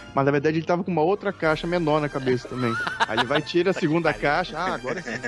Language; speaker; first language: Portuguese; native; Portuguese